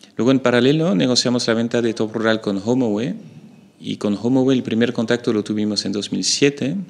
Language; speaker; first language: Spanish; non-native, fluent; French